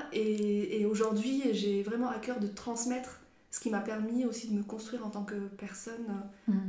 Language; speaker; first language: French; non-native, local second language; Arabic